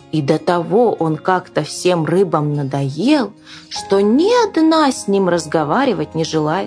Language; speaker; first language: Russian; native; Russian